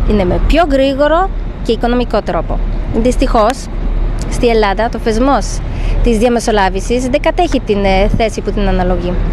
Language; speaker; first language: Greek; non-native, fluent; Polish